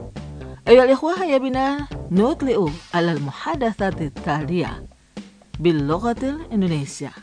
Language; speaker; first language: Arabic; non-native, fluent; Indonesian